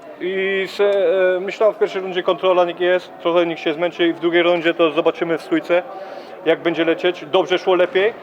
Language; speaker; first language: Polish; early bilingual, heritage; Polish